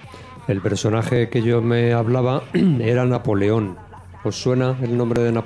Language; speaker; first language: Spanish; native; Spanish